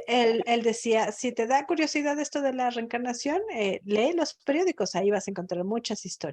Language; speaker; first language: Spanish; native; Spanish